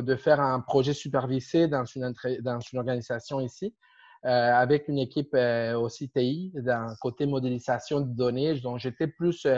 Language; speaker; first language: French; non-native, fluent; Spanish